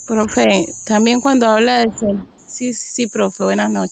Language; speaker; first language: Spanish; native; Spanish